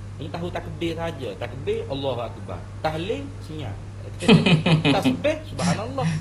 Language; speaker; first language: Malay; native; Malay